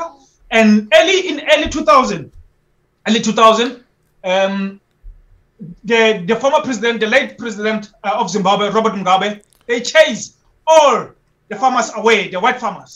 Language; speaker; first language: English; non-native, local second language; Xhosa